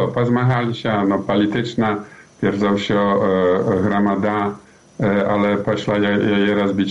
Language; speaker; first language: Polish; non-native, learner; Belarusian